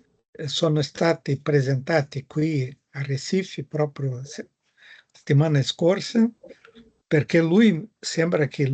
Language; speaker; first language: Italian; non-native, fluent; Portuguese